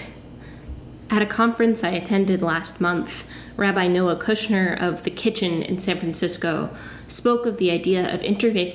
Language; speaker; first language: English; native; English